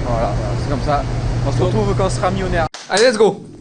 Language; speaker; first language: French; native; French